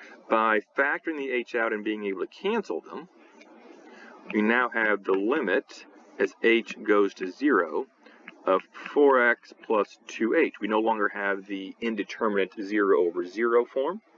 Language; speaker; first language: English; native; English